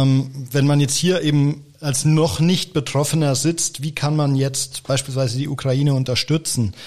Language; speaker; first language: German; native; German